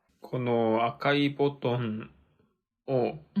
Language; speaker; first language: Japanese; non-native, learner; Korean